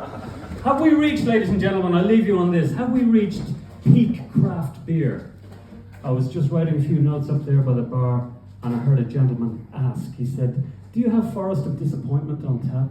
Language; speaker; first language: English; native; English